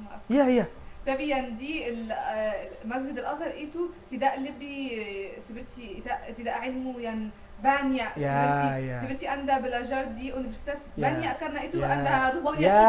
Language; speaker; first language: Indonesian; non-native, learner; Arabic